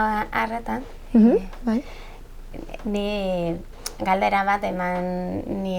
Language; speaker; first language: Basque; non-native, local second language; Spanish